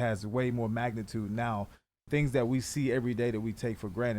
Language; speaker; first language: English; native; English